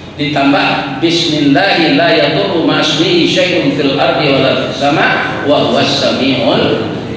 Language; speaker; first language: Malay; non-native, local second language; Minangkabau